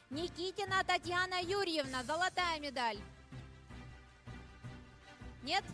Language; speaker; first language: Russian; native; Russian